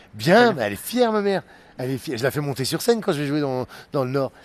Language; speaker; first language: French; native; French